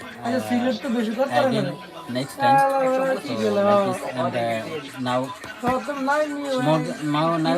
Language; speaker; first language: English; non-native, learner; Bangla